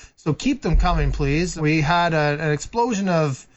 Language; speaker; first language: English; native; English